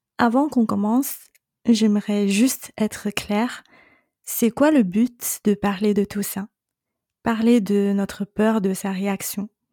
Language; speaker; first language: French; non-native, fluent; Chinese